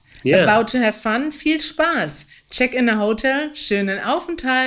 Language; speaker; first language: German; native; German